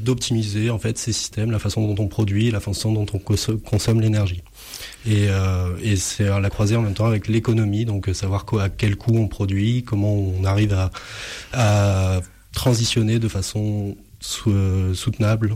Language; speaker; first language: French; native; French